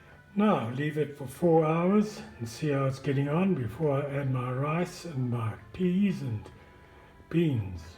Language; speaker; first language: English; native; English